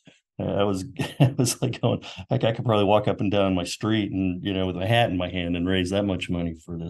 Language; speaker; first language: English; native; English